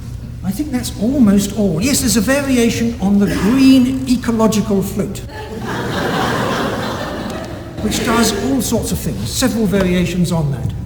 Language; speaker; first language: English; native; English